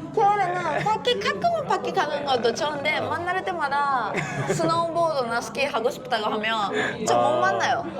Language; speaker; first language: Korean; non-native, fluent; Japanese